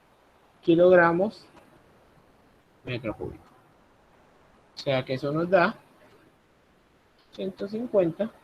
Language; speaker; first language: Spanish; native; Spanish